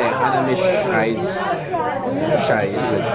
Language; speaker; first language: Arabic; non-native, learner; English